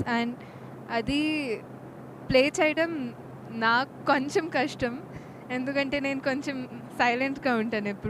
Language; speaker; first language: Telugu; non-native, fluent; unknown